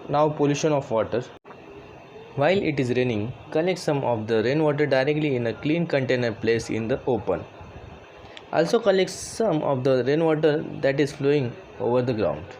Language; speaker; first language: English; non-native, local second language; Marathi